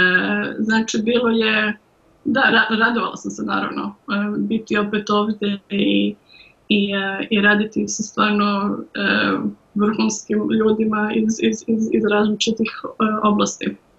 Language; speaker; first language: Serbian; early bilingual, heritage; Serbian